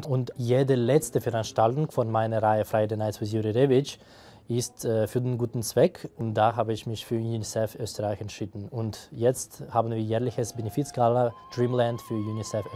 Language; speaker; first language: German; non-native, fluent; Russian